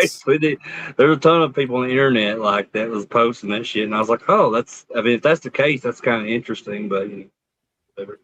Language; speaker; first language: English; native; English